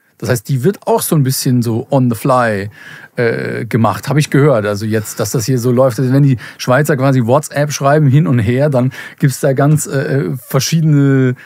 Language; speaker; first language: German; native; German